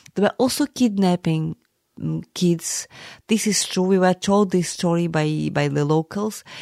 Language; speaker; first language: English; non-native, fluent; Ukrainian